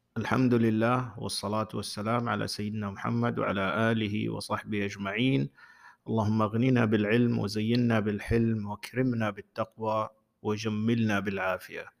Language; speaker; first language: Arabic; native; Arabic